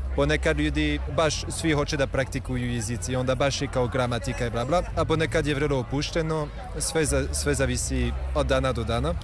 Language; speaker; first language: Serbian; non-native, fluent; French